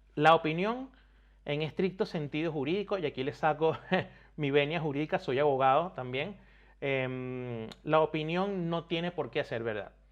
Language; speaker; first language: Spanish; native; Spanish